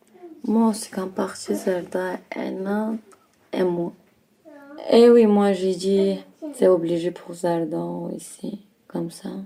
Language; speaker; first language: French; non-native, learner; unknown